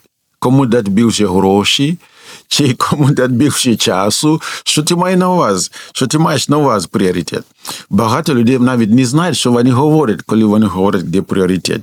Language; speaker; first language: Ukrainian; non-native, fluent; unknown